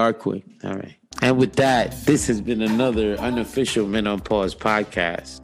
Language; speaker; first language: English; early bilingual, other home language; Spanish